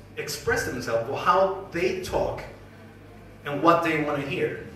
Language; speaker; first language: English; non-native, fluent; Spanish